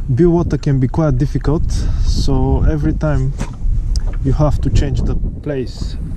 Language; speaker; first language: English; non-native, fluent; Bulgarian